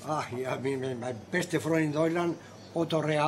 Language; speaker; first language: German; non-native, fluent; Spanish